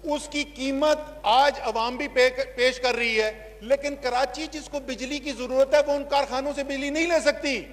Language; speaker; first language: Urdu; native; Urdu